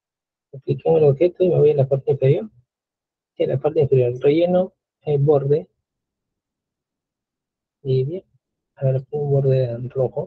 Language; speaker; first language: Spanish; native; Spanish